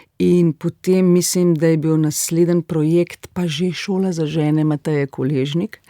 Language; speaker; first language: Slovenian; native; Slovenian